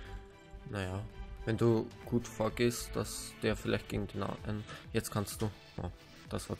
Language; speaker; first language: German; native; German